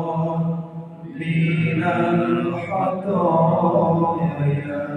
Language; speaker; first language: Indonesian; native; Indonesian